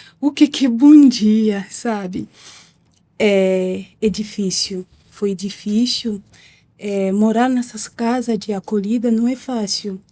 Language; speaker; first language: Portuguese; non-native, learner; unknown